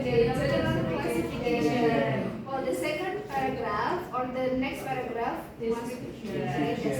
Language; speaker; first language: English; non-native, learner; Indonesian